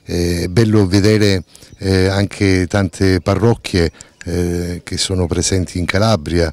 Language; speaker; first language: Italian; native; Italian